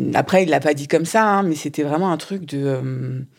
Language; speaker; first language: French; native; French